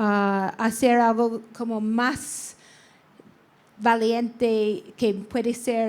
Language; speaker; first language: Spanish; non-native, learner; English